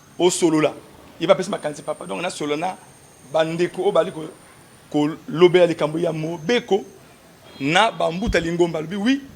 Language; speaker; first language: Lingala; native; Lingala